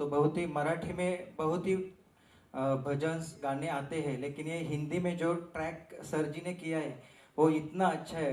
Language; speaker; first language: Hindi; non-native, local second language; Marathi